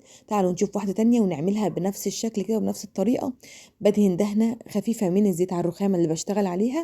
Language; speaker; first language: Arabic; native; Arabic